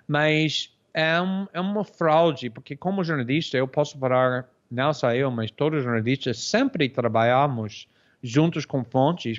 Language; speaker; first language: Portuguese; non-native, fluent; English